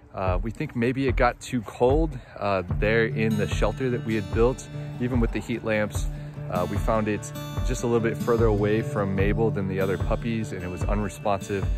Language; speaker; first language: English; native; English